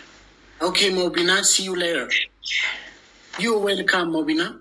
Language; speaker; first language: English; non-native, learner; Oromo